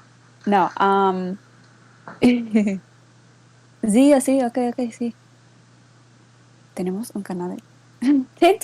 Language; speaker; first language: Spanish; non-native, learner; English